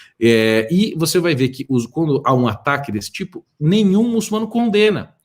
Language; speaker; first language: Portuguese; native; Portuguese